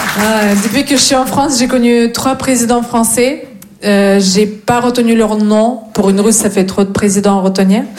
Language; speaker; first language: French; non-native, fluent; Russian